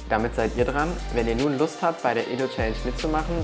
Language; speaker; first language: German; native; German